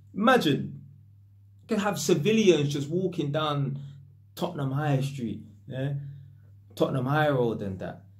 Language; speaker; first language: English; native; English